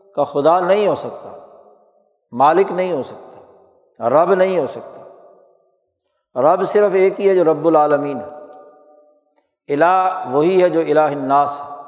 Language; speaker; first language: Urdu; native; Urdu